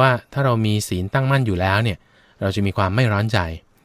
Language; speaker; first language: Thai; native; Thai